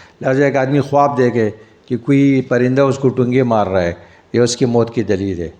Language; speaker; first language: Urdu; non-native, local second language; Pashto